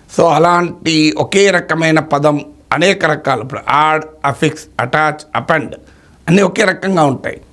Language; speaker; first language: Telugu; native; Telugu